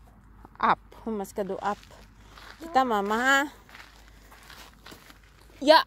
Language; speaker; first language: Swedish; non-native, learner; Filipino